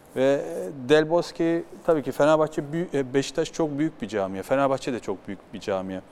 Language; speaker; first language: Turkish; early bilingual, heritage; Turkish